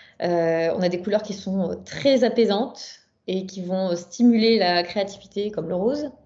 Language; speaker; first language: French; native; French